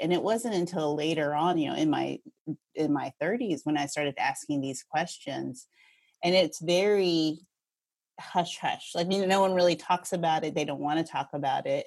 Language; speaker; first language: English; early bilingual, other home language; Filipino